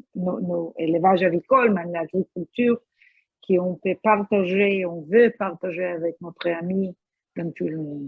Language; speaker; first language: French; non-native, fluent; Hebrew